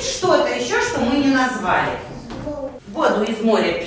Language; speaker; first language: Russian; native; Russian